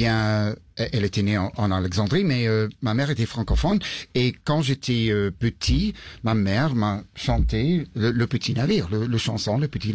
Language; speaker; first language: French; early bilingual, heritage; English